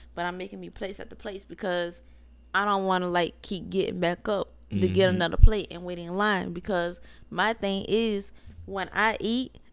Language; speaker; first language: English; native; English